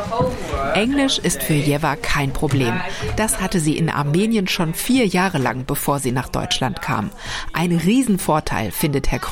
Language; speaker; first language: German; native; German